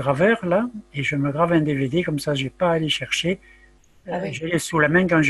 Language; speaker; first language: French; native; French